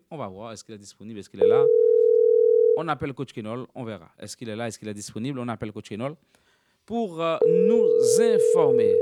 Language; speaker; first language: French; non-native, local second language; Haitian Creole